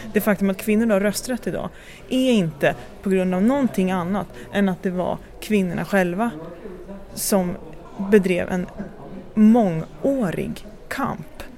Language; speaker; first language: Swedish; native; Swedish